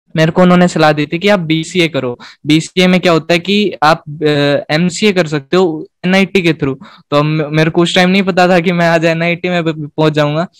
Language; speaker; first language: Hindi; native; Hindi